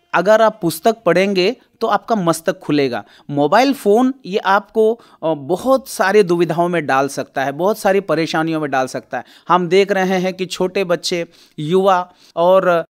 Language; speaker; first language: Hindi; non-native, local second language; Marathi